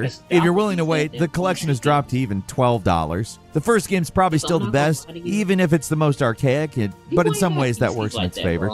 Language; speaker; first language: English; native; English